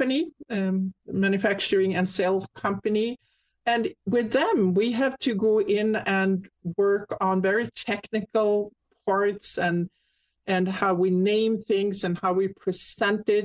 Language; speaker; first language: English; non-native, fluent; Swedish